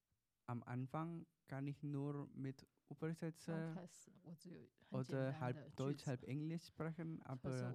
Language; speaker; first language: German; non-native, learner; Chinese